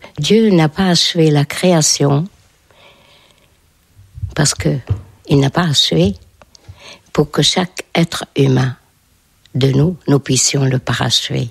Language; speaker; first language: French; non-native, fluent; Hungarian